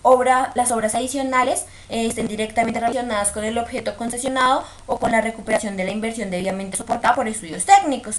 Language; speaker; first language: Spanish; native; Spanish